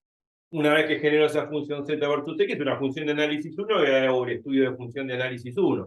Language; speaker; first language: Spanish; native; Spanish